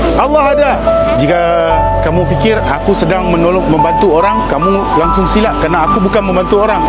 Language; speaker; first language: Malay; native; Malay